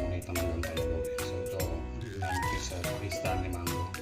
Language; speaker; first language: Filipino; native; Filipino